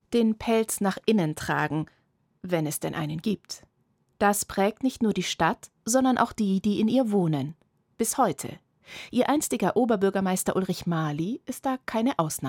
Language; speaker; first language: German; native; German